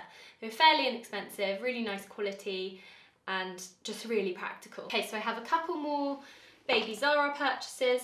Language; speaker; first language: English; native; English